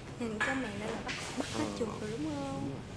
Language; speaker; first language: Vietnamese; native; Vietnamese